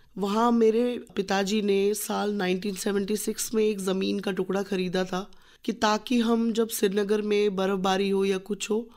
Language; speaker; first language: Hindi; native; Hindi